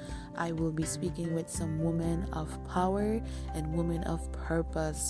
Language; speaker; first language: English; native; English